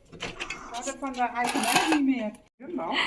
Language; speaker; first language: Dutch; native; Dutch